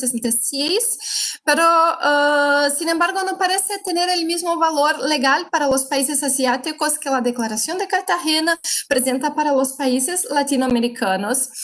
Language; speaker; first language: Spanish; non-native, fluent; Portuguese